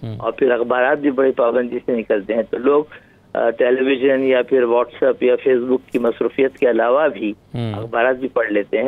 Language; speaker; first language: Urdu; native; Urdu